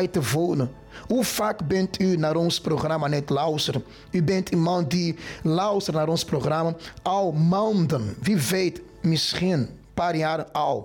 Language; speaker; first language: Dutch; non-native, fluent; Portuguese